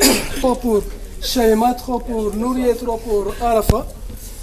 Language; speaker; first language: French; non-native, local second language; Comorian